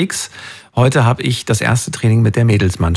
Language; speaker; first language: German; native; German